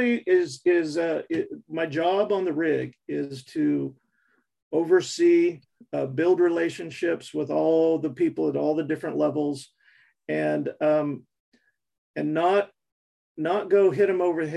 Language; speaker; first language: English; native; English